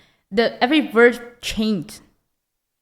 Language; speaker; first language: English; non-native, learner; Chinese